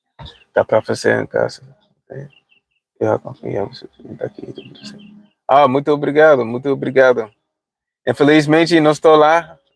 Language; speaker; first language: Portuguese; non-native, fluent; English